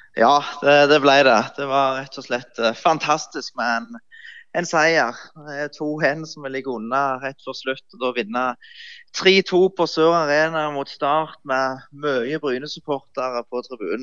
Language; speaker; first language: Norwegian; native; Norwegian